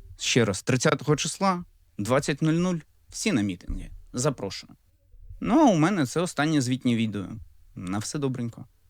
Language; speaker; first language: Ukrainian; non-native, local second language; Russian